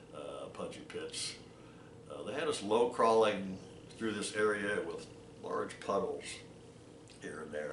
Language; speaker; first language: English; native; English